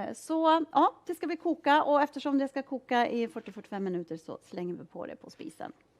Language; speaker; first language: Swedish; native; Swedish